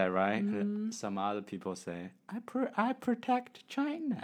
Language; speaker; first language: English; non-native, learner; Chinese